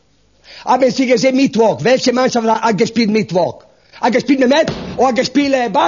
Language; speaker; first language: German; non-native, learner; Italian